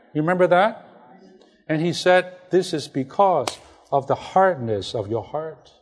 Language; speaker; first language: English; non-native, fluent; Chinese